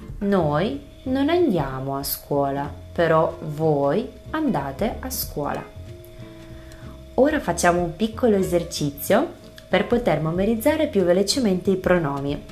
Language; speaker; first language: Italian; non-native, fluent; Russian